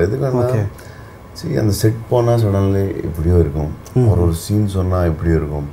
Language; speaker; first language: Tamil; non-native, learner; Telugu